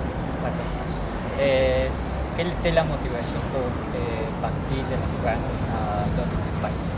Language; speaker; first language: French; non-native, learner; Spanish